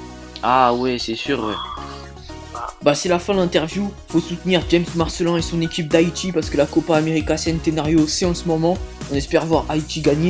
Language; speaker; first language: French; native; French